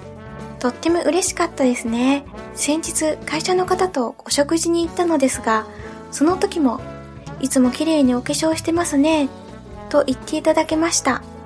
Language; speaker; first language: Japanese; native; Japanese